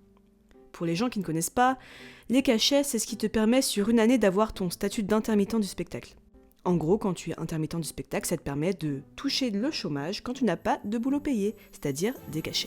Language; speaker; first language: French; native; French